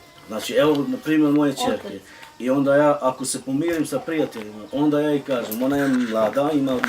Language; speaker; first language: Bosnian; non-native, local second language; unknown